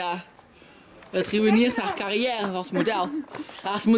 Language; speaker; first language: Dutch; native; Dutch